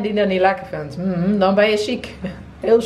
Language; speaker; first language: Dutch; native; Dutch